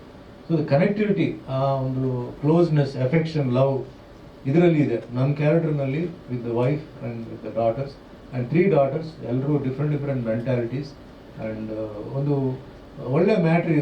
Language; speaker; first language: Kannada; non-native, local second language; Tulu